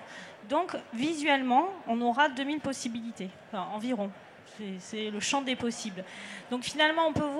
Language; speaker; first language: French; native; French